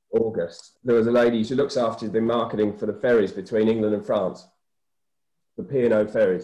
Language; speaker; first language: English; native; English